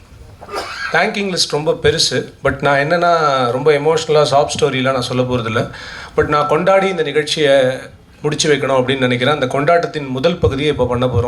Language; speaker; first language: Tamil; native; Tamil